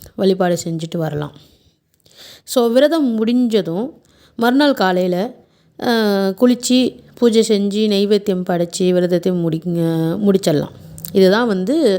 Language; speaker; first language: Tamil; non-native, local second language; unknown